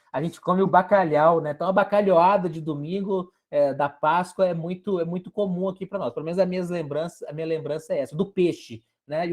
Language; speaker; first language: Portuguese; native; Portuguese